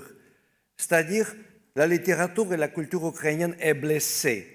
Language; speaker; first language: French; non-native, fluent; Ukrainian